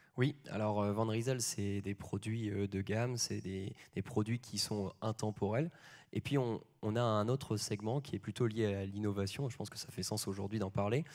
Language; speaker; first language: French; native; French